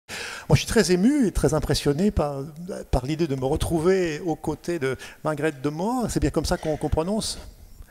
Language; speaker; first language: French; native; French